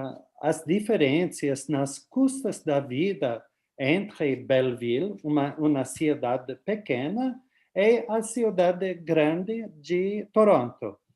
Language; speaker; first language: Portuguese; non-native, fluent; English